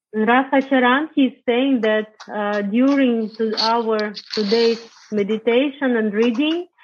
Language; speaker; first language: English; non-native, fluent; Russian